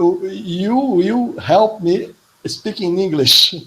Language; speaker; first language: English; non-native, learner; Portuguese